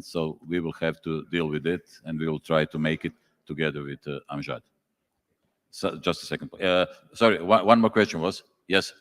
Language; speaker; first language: English; non-native, fluent; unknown